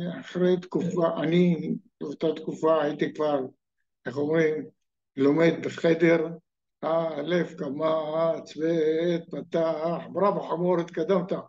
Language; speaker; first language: Hebrew; native; Hebrew